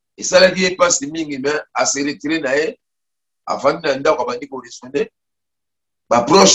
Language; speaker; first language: French; non-native, local second language; Lingala